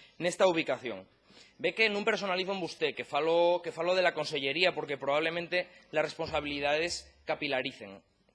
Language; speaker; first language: Asturian; native; Asturian